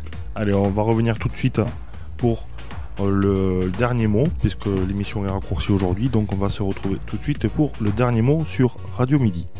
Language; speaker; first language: French; native; French